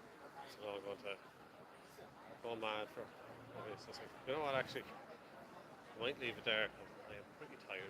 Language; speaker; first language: English; native; English